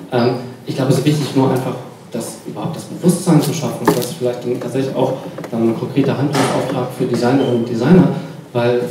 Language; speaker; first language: German; native; German